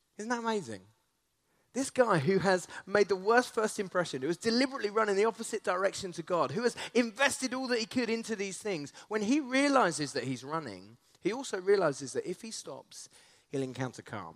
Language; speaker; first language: English; native; English